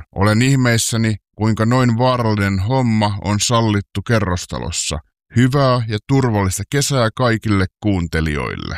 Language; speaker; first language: Finnish; native; Finnish